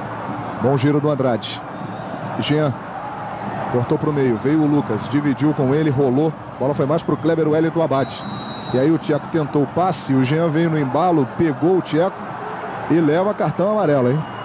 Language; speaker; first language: Portuguese; native; Portuguese